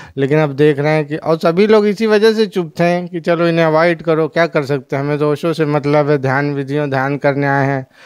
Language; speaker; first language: Hindi; native; Hindi